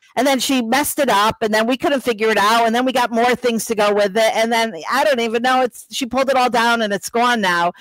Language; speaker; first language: English; native; English